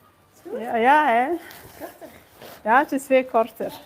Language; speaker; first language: Dutch; non-native, learner; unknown